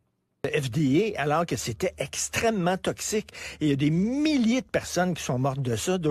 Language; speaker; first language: French; native; French